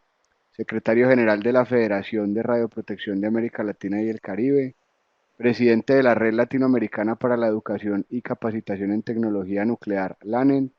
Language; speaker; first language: Spanish; native; Spanish